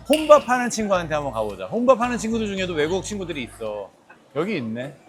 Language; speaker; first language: Korean; native; Korean